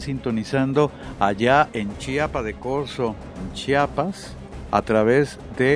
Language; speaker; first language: Spanish; native; Spanish